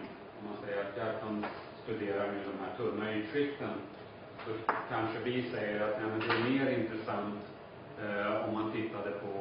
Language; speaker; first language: Swedish; native; Swedish